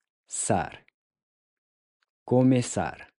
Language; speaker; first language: Portuguese; non-native, fluent; English